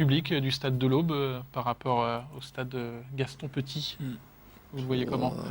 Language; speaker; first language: French; native; French